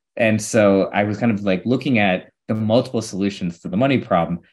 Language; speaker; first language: English; native; English